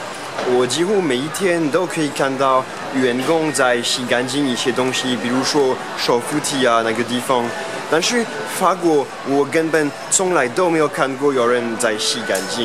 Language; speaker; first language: Chinese; non-native, fluent; French